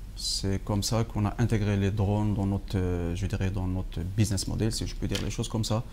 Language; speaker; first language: French; non-native, local second language; Arabic